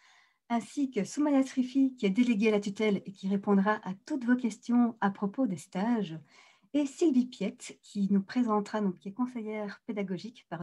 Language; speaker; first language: French; native; French